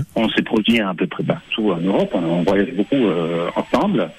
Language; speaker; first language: French; non-native, fluent; Spanish